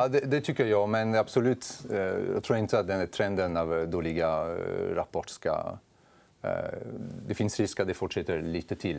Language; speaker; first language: Swedish; non-native, fluent; French